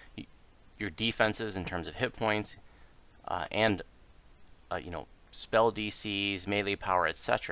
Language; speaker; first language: English; native; English